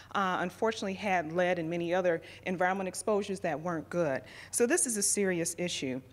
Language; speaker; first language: English; native; English